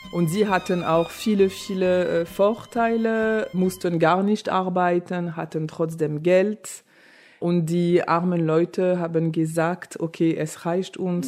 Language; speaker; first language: German; non-native, fluent; French